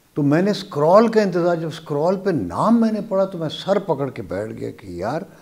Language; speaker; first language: Urdu; non-native, local second language; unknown